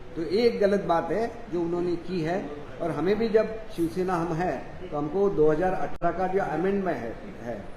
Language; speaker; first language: Hindi; non-native, local second language; Marathi